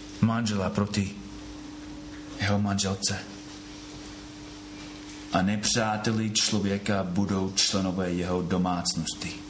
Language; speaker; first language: Czech; non-native, fluent; English